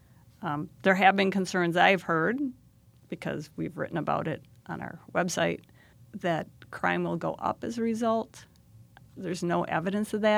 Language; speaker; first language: English; native; English